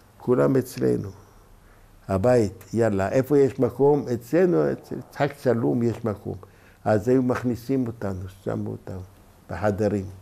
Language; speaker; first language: Hebrew; non-native, local second language; Ladino